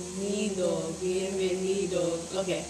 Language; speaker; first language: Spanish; non-native, learner; English